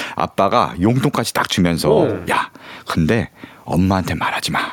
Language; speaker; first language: Korean; native; Korean